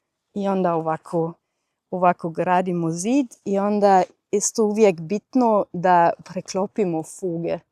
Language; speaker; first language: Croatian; non-native, fluent; German